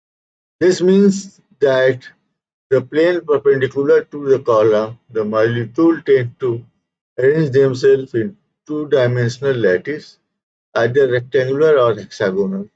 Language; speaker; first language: English; non-native, local second language; Hindi